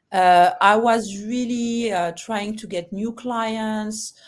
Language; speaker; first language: English; non-native, fluent; French